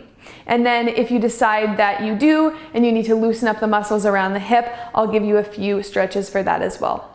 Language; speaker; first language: English; native; English